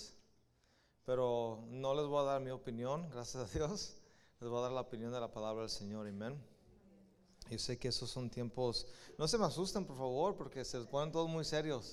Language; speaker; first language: Spanish; early bilingual, heritage; Spanish